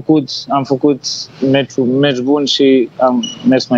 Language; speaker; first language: Romanian; non-native, fluent; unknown